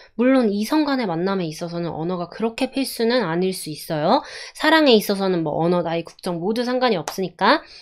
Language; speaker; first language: Korean; native; Korean